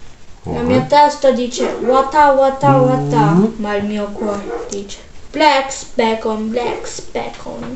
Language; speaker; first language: Italian; early bilingual, other home language; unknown